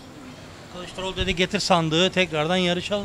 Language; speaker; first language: Turkish; native; Turkish